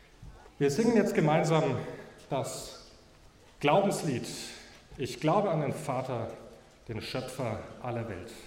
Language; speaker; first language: German; native; German